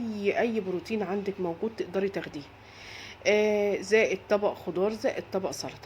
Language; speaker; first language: Arabic; native; Arabic